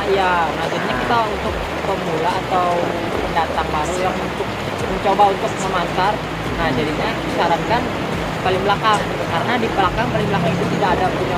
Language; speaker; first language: Indonesian; native; Indonesian